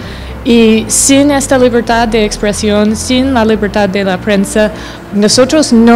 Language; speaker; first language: Spanish; non-native, fluent; English